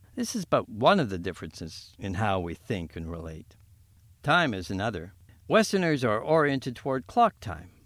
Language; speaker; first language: English; native; English